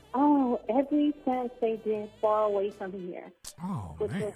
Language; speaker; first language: English; native; English